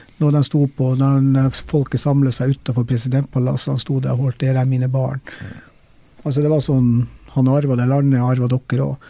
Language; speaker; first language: Norwegian; native; Norwegian